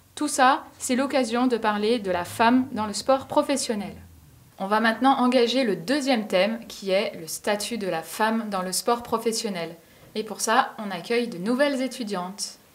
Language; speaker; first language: French; native; French